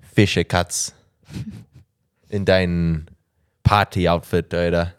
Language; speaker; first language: German; non-native, learner; English